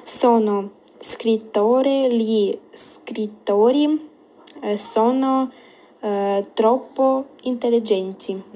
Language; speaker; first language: Italian; non-native, learner; Ukrainian